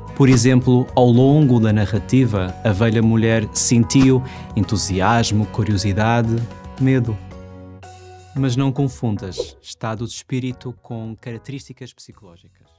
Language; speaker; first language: Portuguese; native; Portuguese